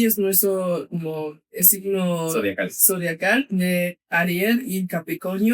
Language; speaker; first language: Spanish; non-native, fluent; Chinese